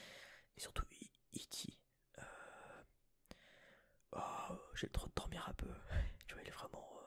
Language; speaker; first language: French; native; French